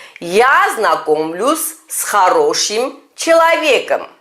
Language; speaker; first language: Russian; non-native, fluent; Turkish